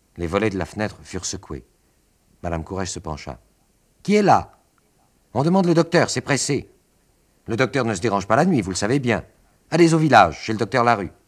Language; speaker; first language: French; native; French